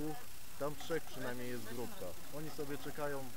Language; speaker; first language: Polish; native; Polish